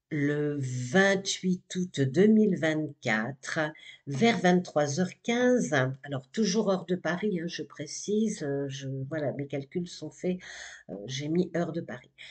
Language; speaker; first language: French; native; French